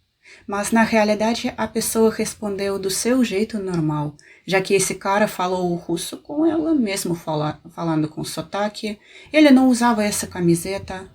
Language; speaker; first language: Portuguese; non-native, fluent; Russian